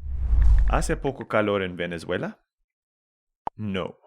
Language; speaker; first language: Spanish; non-native, learner; English